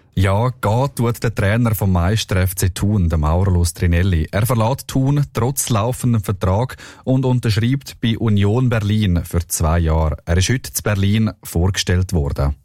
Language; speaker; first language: German; native; German